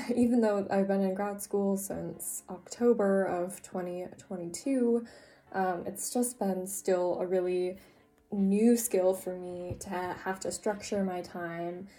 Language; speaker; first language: English; native; English